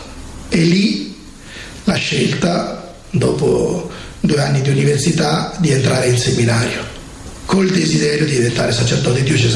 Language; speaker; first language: Italian; native; Italian